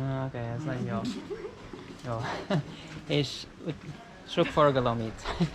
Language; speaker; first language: Hungarian; non-native, learner; English